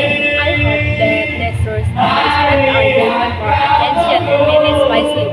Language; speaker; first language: English; non-native, learner; Indonesian